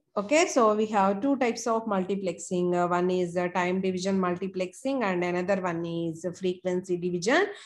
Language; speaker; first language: English; non-native, local second language; Telugu